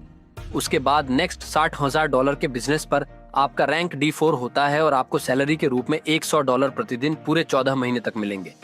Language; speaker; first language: Hindi; native; Hindi